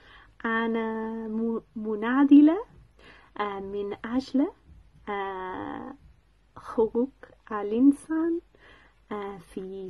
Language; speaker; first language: Arabic; non-native, learner; English